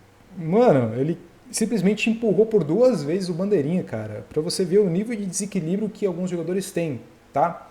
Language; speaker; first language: Portuguese; native; Portuguese